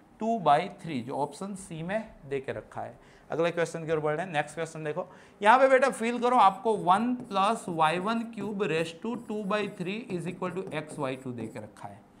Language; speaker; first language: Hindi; non-native, local second language; Gujarati